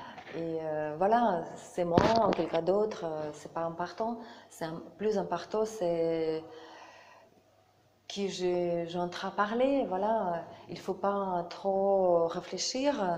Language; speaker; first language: French; non-native, learner; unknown